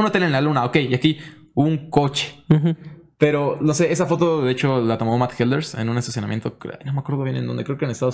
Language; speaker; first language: Spanish; native; Spanish